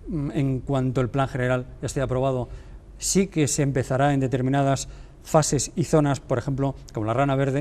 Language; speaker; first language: Spanish; native; Spanish